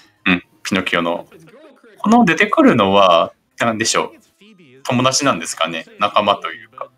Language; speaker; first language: Japanese; native; Japanese